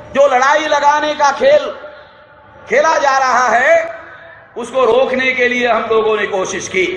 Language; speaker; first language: Hindi; non-native, local second language; Marathi